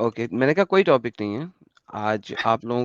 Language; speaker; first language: Hindi; native; Hindi